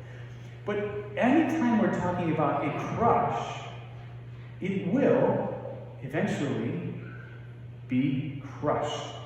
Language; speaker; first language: English; native; English